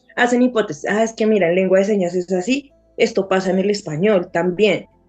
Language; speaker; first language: Spanish; native; Spanish